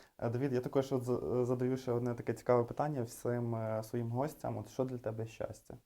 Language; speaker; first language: Ukrainian; native; Ukrainian